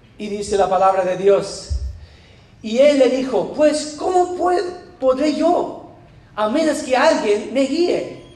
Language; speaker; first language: Spanish; non-native, fluent; English